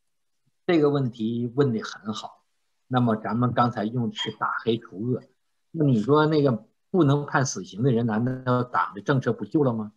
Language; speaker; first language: Chinese; native; Chinese